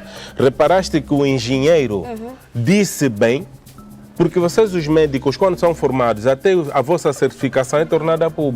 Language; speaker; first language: Portuguese; native; Portuguese